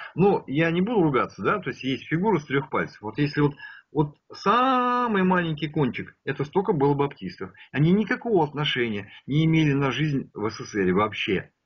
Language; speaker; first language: Russian; native; Russian